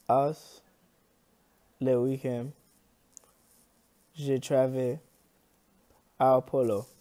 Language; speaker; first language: French; non-native, learner; English